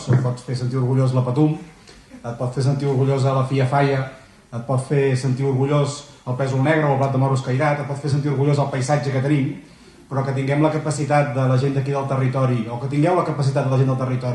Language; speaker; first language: Catalan; native; Catalan